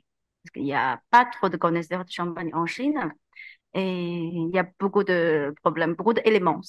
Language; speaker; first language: French; non-native, learner; Chinese